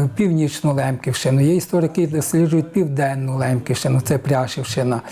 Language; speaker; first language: Ukrainian; native; Ukrainian